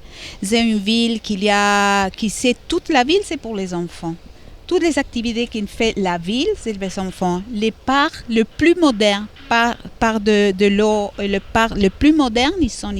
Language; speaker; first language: French; non-native, fluent; Spanish